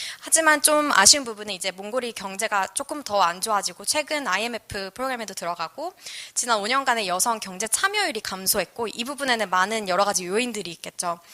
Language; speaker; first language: Korean; native; Korean